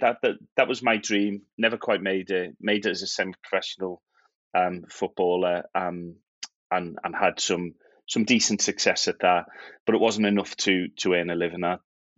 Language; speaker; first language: English; native; English